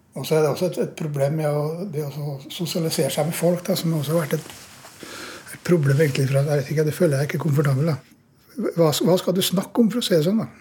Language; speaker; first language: Norwegian; native; Norwegian